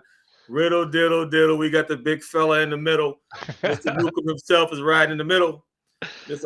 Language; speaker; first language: English; native; English